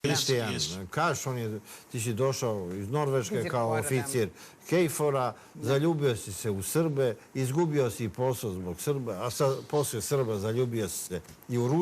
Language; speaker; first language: Bosnian; native; Bosnian